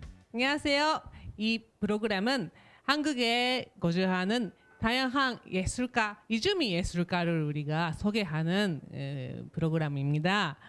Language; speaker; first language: Korean; non-native, fluent; Japanese